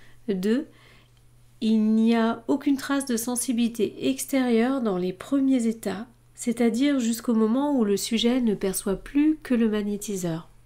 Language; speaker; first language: French; native; French